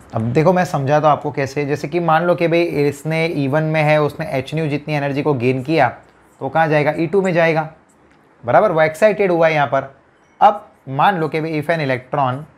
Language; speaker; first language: Hindi; non-native, local second language; Gujarati